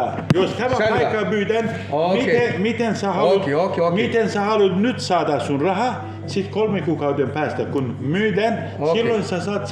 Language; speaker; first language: Finnish; non-native, fluent; Turkish